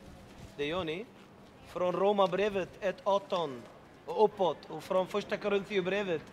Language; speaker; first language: Swedish; non-native, fluent; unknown